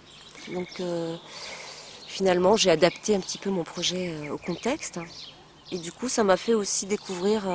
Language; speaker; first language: French; native; French